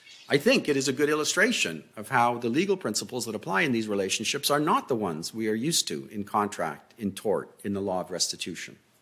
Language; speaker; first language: English; native; English